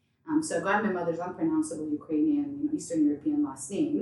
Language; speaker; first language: English; non-native, fluent; Ukrainian